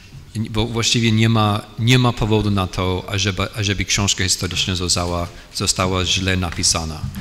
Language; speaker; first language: Polish; non-native, fluent; English